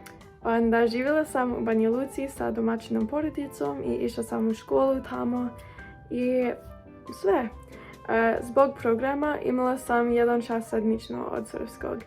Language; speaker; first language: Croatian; non-native, learner; English